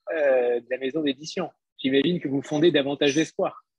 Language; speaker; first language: French; native; French